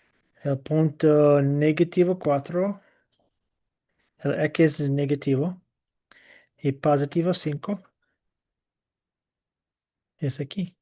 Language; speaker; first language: Spanish; non-native, fluent; English